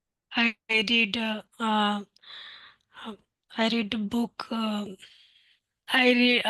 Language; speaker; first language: English; non-native, learner; Hindi